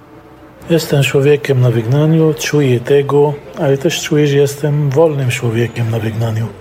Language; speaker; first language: Polish; non-native, fluent; Arabic